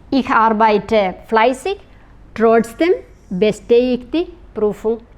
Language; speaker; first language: German; non-native, fluent; Malayalam